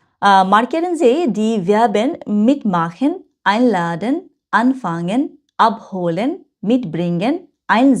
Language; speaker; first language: German; non-native, learner; Bangla